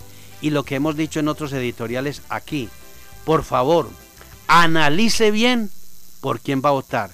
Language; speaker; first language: Spanish; native; Spanish